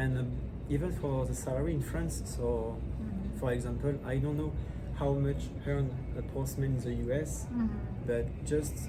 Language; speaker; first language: English; non-native, learner; French